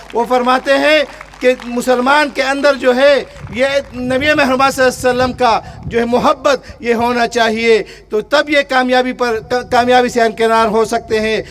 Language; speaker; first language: Urdu; non-native, local second language; Pashto